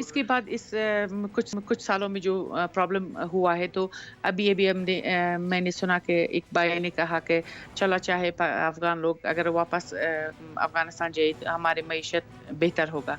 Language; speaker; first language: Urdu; non-native, fluent; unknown